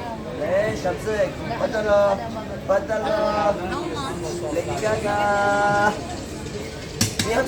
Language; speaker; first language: English; non-native, learner; Turkish